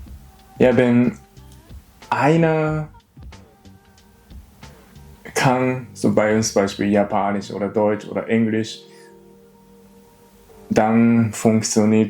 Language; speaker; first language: German; non-native, learner; Japanese